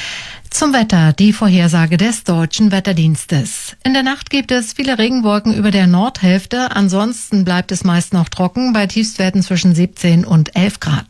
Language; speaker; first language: German; native; German